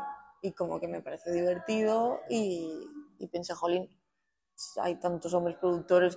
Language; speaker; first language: Spanish; native; Spanish